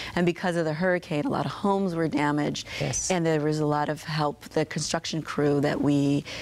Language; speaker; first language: English; native; English